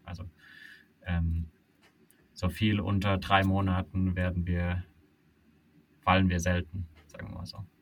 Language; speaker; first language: German; non-native, fluent; Finnish